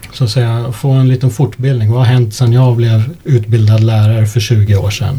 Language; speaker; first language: Swedish; early bilingual, other home language; English